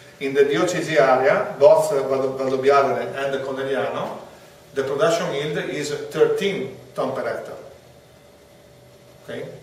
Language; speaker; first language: English; non-native, fluent; Italian